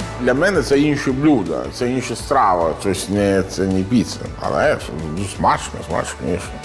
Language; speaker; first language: Ukrainian; non-native, learner; Italian